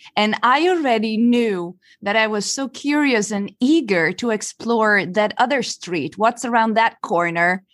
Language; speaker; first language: English; non-native, fluent; Italian